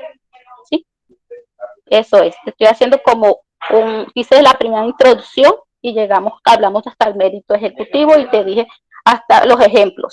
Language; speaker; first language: Spanish; native; Spanish